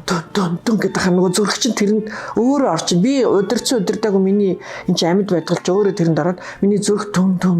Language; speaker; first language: Mongolian; native; Mongolian